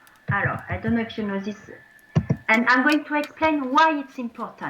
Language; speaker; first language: English; non-native, fluent; French